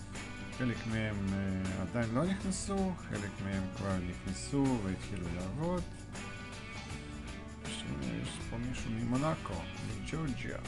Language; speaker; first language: Hebrew; non-native, fluent; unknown